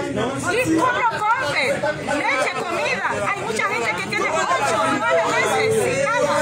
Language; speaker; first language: Spanish; non-native, fluent; Haitian Creole